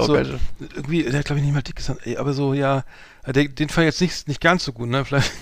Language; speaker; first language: German; native; German